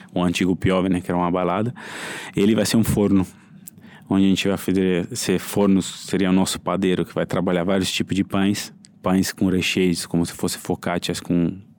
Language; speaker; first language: Portuguese; non-native, fluent; Italian